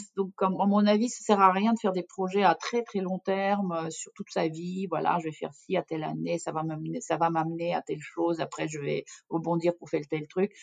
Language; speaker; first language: French; non-native, fluent; Russian